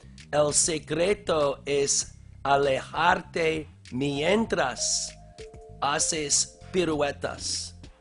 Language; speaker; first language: Spanish; non-native, learner; English